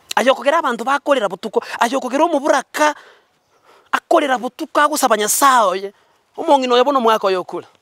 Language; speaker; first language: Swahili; non-native, local second language; Gusii